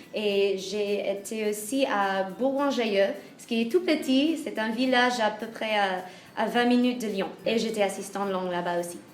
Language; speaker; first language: French; non-native, fluent; English